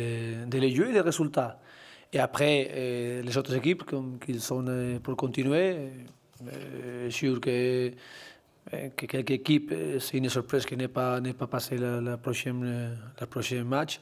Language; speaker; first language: French; non-native, learner; Spanish